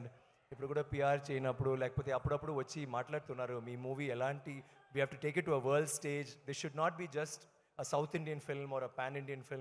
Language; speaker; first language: Telugu; non-native, learner; Tamil